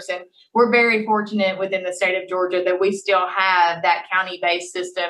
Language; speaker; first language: English; native; English